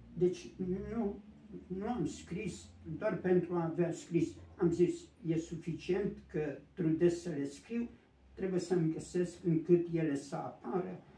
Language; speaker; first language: Romanian; native; Romanian